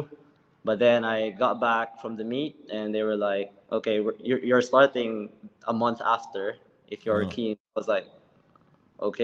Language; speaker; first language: English; non-native, local second language; Filipino